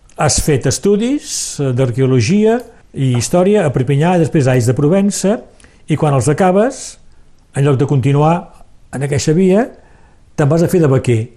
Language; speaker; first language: Catalan; native; Catalan